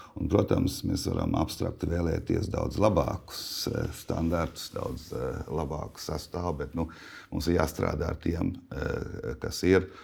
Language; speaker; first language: Latvian; native; Latvian